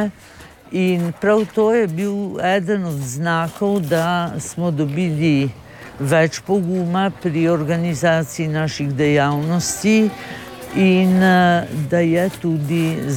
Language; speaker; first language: Slovenian; native; Slovenian